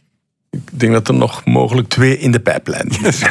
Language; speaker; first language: Dutch; native; Dutch